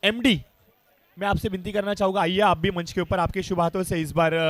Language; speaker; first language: Hindi; non-native, local second language; Marathi